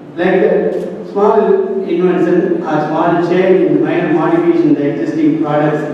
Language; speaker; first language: English; non-native, local second language; Tamil